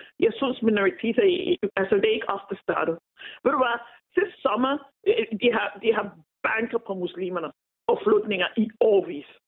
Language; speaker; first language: Danish; non-native, fluent; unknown